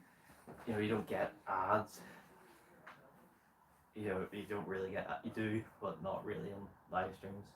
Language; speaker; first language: English; native; English